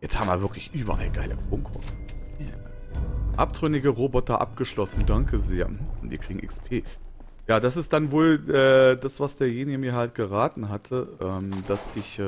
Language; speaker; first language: German; native; German